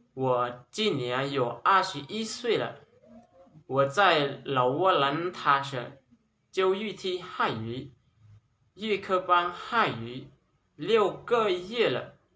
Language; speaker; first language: Chinese; non-native, learner; Lao